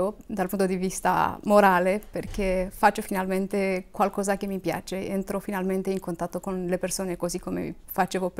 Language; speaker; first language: Italian; non-native, fluent; Romanian